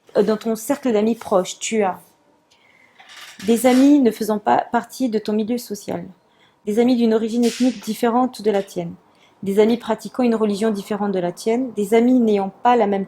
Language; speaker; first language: French; non-native, local second language; Comorian